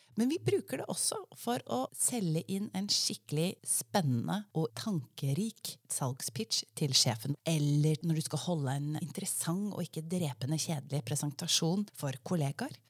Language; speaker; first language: Norwegian; native; Norwegian